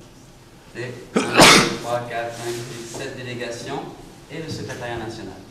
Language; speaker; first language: French; native; French